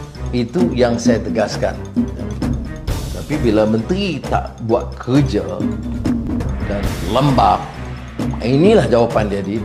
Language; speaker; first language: Malay; native; Malay